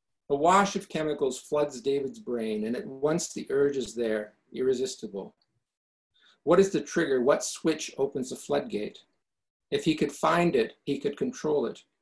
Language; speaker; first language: English; early bilingual, other home language; Italian